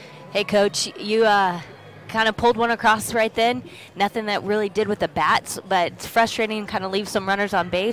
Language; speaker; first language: English; native; English